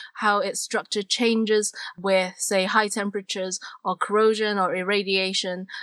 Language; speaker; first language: English; non-native, local second language; Cantonese